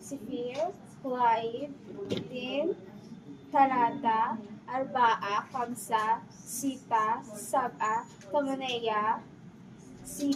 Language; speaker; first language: Arabic; non-native, learner; Filipino